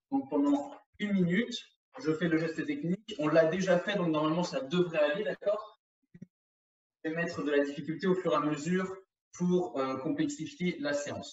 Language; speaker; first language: French; native; French